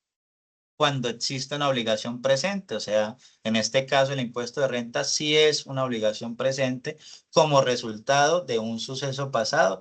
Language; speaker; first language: Spanish; native; Spanish